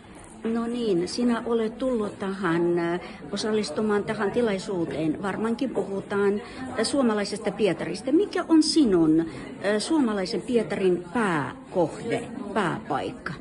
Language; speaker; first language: Finnish; non-native, fluent; Russian